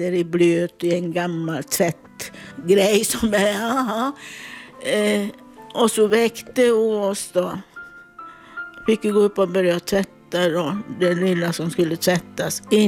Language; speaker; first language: Swedish; non-native, fluent; Italian